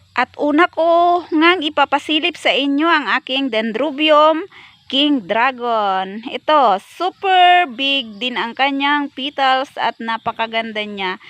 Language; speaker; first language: Filipino; native; Filipino